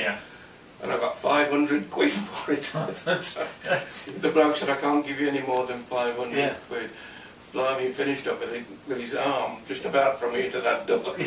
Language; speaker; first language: English; native; English